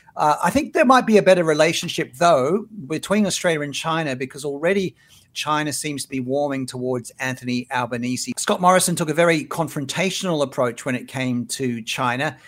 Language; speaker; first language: English; native; English